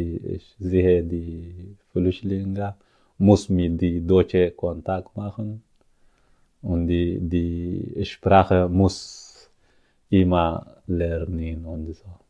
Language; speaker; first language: German; non-native, learner; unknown